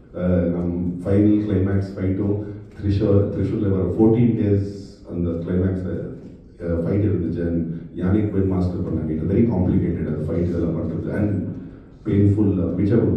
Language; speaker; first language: Tamil; non-native, fluent; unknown